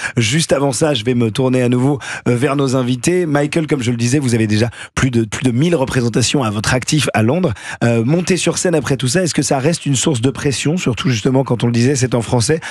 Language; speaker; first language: French; native; French